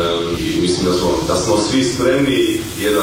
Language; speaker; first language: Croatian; early bilingual, heritage; Croatian